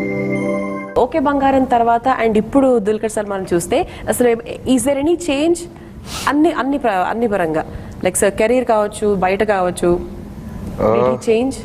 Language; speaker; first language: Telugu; native; Telugu